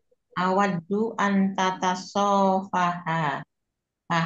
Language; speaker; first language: Arabic; non-native, learner; Indonesian